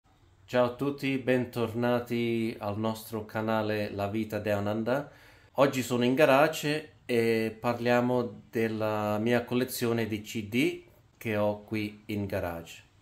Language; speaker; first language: Italian; early bilingual, heritage; Italian